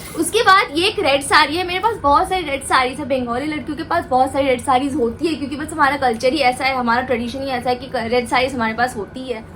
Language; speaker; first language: Hindi; non-native, local second language; Bangla